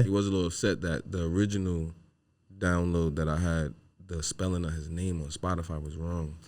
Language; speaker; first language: English; native; English